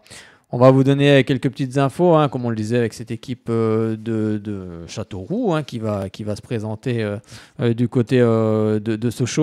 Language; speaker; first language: French; native; French